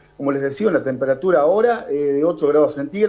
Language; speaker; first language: Spanish; native; Spanish